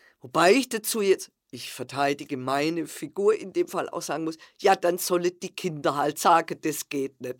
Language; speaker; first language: German; native; German